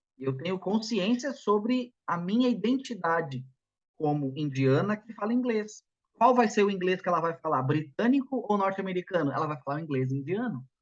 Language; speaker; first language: Portuguese; native; Portuguese